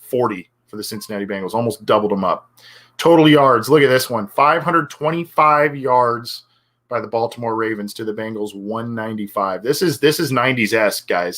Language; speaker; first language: English; native; English